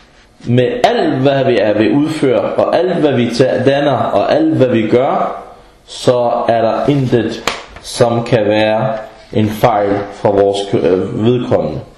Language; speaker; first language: Danish; early bilingual, other home language; Arabic